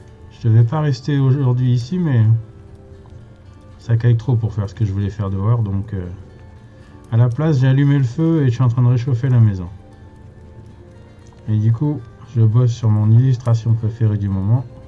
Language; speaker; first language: French; native; French